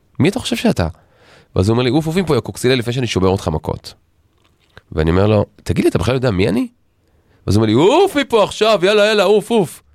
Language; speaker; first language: Hebrew; native; Hebrew